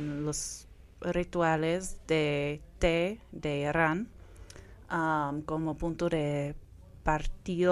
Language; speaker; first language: Spanish; early bilingual, heritage; Spanish